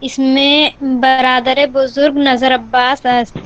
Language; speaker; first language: Persian; non-native, learner; Urdu